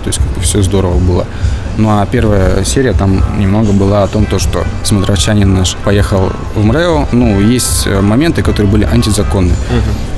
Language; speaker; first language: Russian; native; Russian